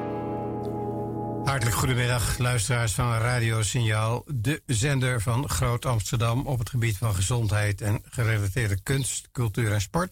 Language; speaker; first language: Dutch; native; Dutch